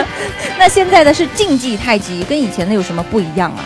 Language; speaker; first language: Chinese; native; Chinese